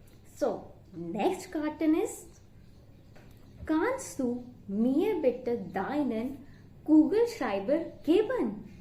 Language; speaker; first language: German; non-native, fluent; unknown